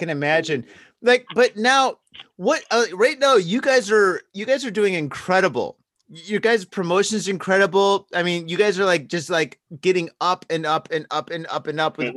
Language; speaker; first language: English; native; English